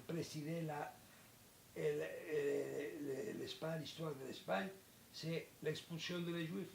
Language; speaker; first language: French; non-native, learner; Spanish